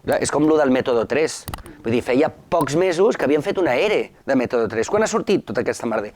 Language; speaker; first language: Catalan; native; Catalan